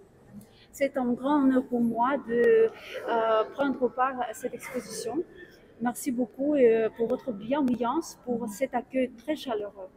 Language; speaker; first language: French; non-native, fluent; Russian